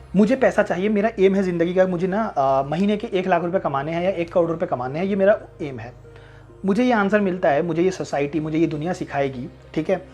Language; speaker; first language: Hindi; native; Hindi